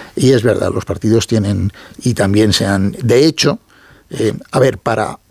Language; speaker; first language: Spanish; native; Spanish